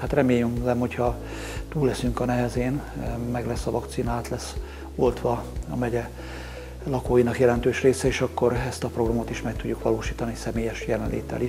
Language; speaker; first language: Hungarian; native; Hungarian